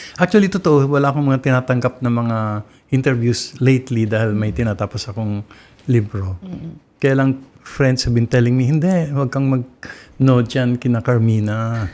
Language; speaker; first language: Filipino; non-native, local second language; Bikol